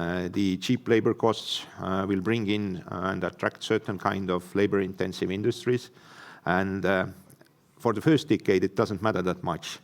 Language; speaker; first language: English; non-native, fluent; Estonian